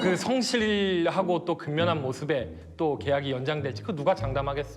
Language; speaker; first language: Korean; native; Korean